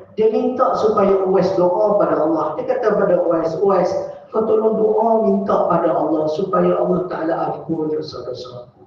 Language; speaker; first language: Malay; native; Malay